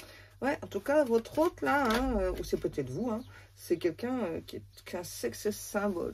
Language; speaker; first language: French; native; French